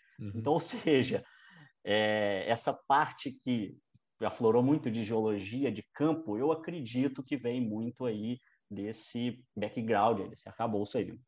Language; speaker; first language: Portuguese; native; Portuguese